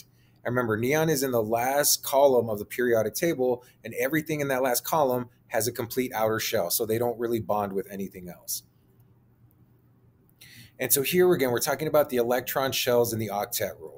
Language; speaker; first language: English; native; English